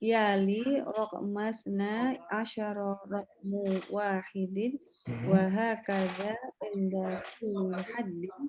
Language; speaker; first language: Arabic; non-native, learner; Indonesian